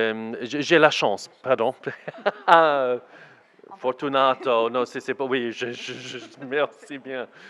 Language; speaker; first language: French; non-native, learner; English